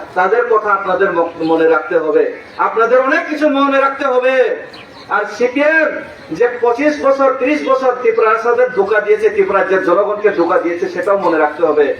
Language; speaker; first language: Bangla; non-native, local second language; Kok Borok